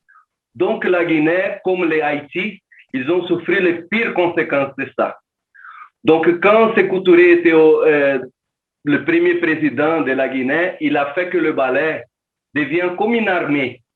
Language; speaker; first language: French; non-native, learner; Portuguese